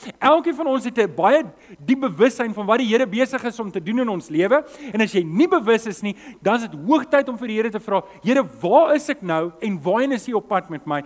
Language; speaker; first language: Afrikaans; native; Afrikaans